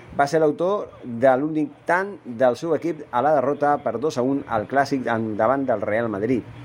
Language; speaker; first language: Catalan; non-native, local second language; Spanish